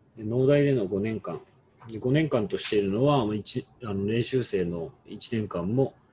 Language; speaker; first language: Japanese; native; Japanese